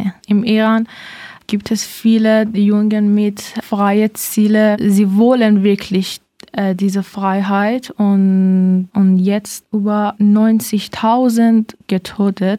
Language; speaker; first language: German; non-native, learner; Persian